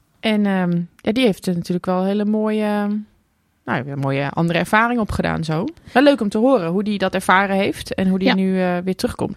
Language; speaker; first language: Dutch; native; Dutch